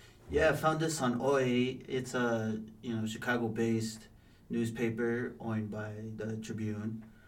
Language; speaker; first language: English; early bilingual, other home language; Spanish